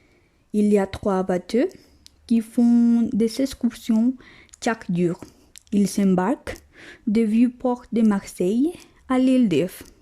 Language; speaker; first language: French; non-native, learner; Spanish